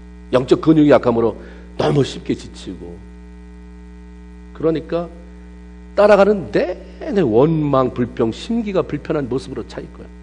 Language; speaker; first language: Korean; native; Korean